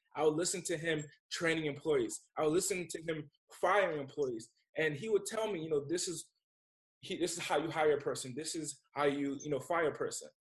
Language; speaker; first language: English; native; English